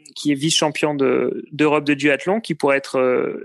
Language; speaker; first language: French; native; French